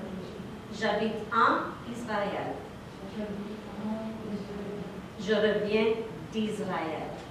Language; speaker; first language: French; non-native, fluent; English